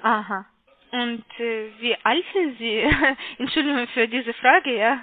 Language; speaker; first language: German; non-native, learner; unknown